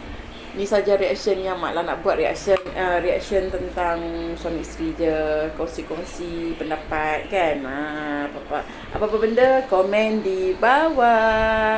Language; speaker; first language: Malay; native; Malay